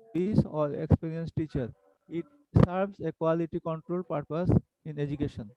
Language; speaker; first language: English; non-native, local second language; Bangla